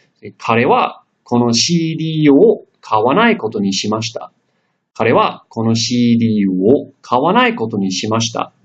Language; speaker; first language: Japanese; non-native, fluent; English